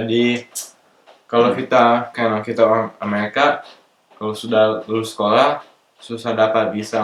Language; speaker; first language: Indonesian; non-native, local second language; English